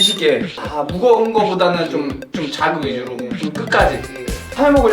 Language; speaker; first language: Korean; native; Korean